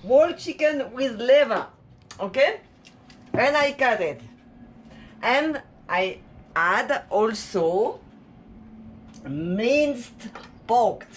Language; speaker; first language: English; non-native, learner; French